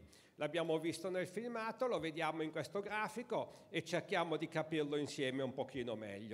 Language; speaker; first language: Italian; native; Italian